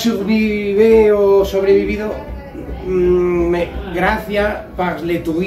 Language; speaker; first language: French; non-native, learner; Spanish